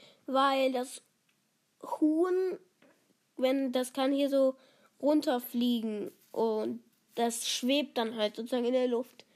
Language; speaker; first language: German; native; German